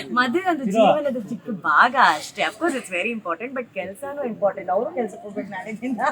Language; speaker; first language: Kannada; non-native, local second language; Tulu